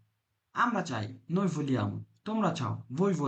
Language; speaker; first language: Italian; non-native, fluent; Bangla